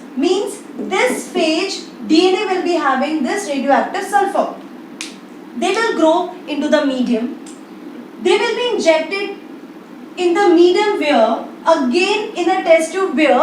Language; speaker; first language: English; non-native, local second language; Hindi